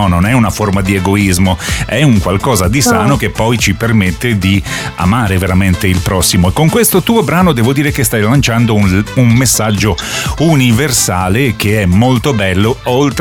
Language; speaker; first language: Italian; native; Italian